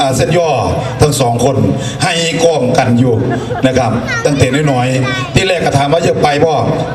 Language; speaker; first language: Thai; non-native, local second language; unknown